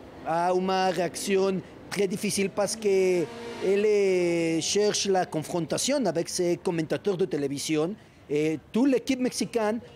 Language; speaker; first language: French; non-native, learner; Spanish